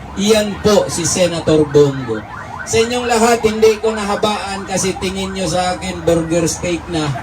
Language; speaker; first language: Filipino; non-native, local second language; Cebuano